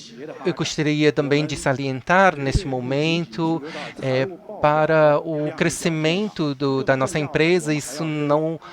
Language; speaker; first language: Portuguese; non-native, fluent; Chinese